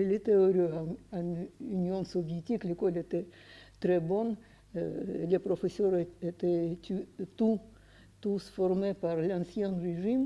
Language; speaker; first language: French; non-native, fluent; Russian